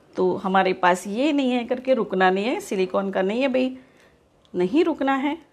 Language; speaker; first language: Hindi; non-native, local second language; Marathi